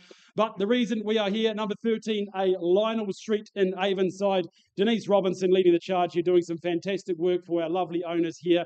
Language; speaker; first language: English; native; English